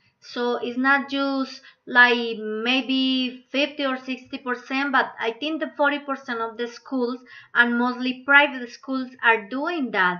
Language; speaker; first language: English; non-native, learner; Spanish